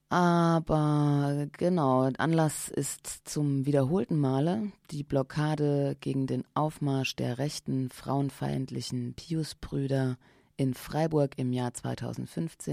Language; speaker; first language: German; native; German